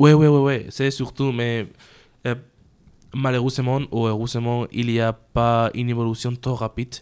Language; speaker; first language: French; non-native, learner; Spanish